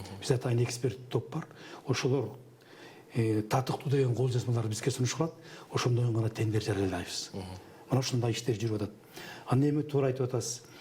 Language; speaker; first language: Kyrgyz; native; Kyrgyz